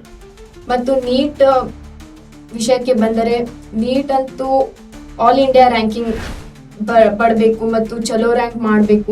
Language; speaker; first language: Kannada; non-native, local second language; Urdu